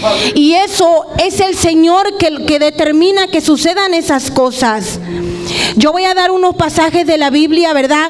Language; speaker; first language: Spanish; native; Spanish